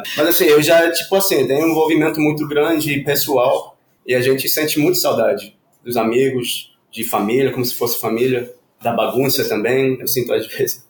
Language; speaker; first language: Portuguese; non-native, fluent; Spanish